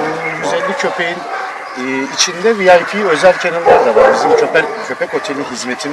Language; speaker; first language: Turkish; native; Turkish